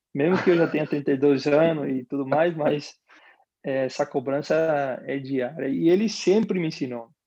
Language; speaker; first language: Portuguese; non-native, fluent; Spanish